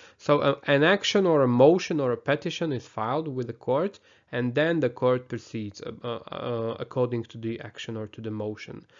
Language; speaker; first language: English; non-native, fluent; Slovak